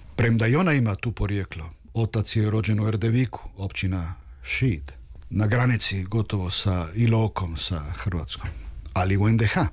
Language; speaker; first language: Croatian; early bilingual, heritage; Croatian